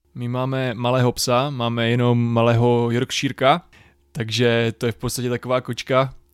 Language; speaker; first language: Czech; native; Czech